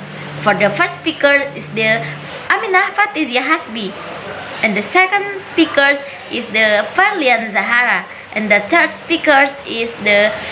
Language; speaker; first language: English; non-native, learner; Indonesian